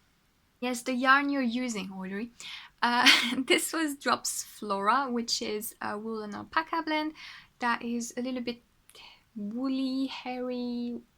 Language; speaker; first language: English; non-native, fluent; French